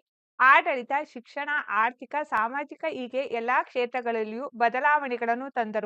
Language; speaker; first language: Kannada; native; Kannada